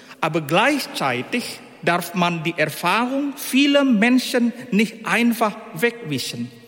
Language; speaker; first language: German; non-native, fluent; Indonesian